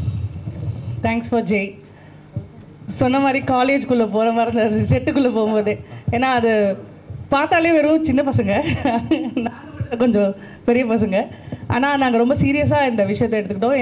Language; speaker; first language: Tamil; native; Tamil